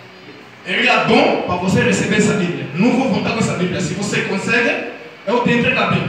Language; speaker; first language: Portuguese; non-native, learner; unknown